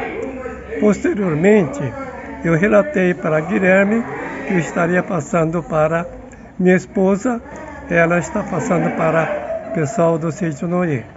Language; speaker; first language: Portuguese; non-native, fluent; Japanese